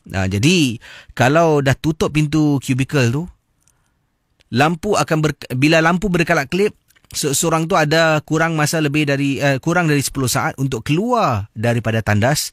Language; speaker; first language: Malay; native; Malay